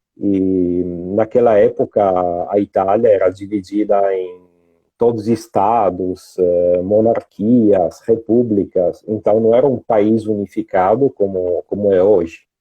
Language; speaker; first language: Portuguese; non-native, fluent; Italian